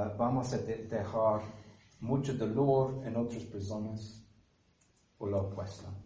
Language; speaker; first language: Spanish; non-native, fluent; English